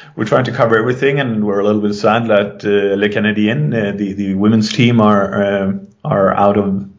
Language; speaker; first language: English; non-native, fluent; Swedish